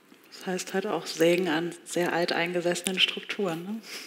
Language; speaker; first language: German; native; German